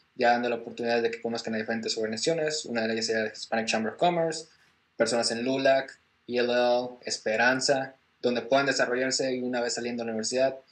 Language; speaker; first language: Spanish; native; Spanish